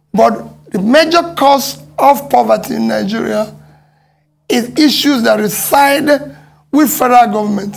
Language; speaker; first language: English; non-native, local second language; Igbo